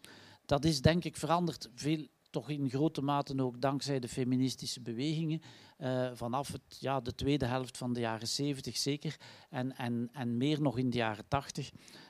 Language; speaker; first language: Dutch; native; Dutch